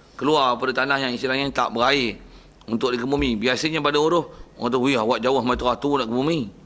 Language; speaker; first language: Malay; native; Malay